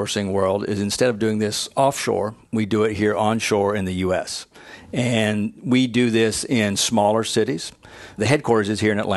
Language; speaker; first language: English; native; English